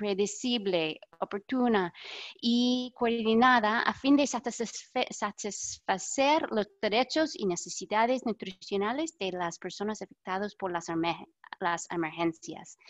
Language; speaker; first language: Spanish; non-native, fluent; English